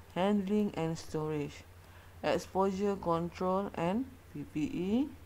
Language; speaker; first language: English; non-native, local second language; Malay